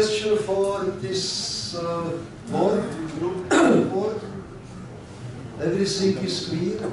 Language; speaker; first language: English; non-native, learner; Czech